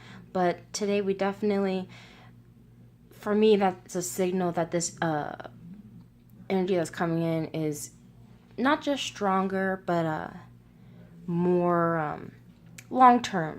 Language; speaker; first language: English; native; English